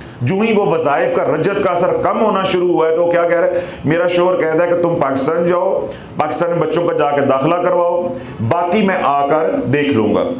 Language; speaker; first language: Urdu; non-native, local second language; Punjabi